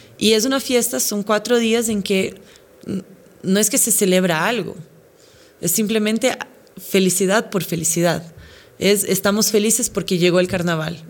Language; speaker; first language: Spanish; non-native, fluent; Portuguese